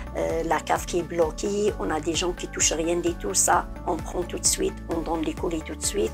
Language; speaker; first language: French; non-native, learner; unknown